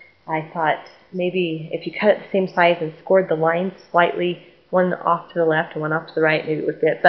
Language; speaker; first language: English; native; English